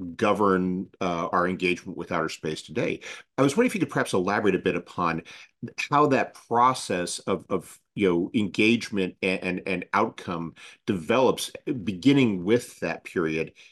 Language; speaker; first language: English; native; English